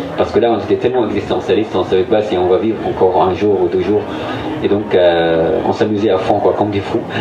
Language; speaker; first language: French; non-native, fluent; Arabic